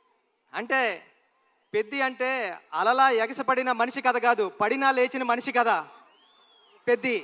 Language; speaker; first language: Telugu; native; Telugu